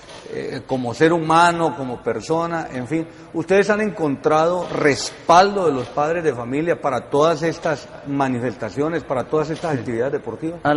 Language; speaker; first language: Spanish; native; Spanish